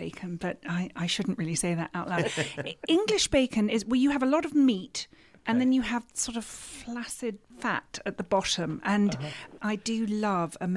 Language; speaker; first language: English; native; English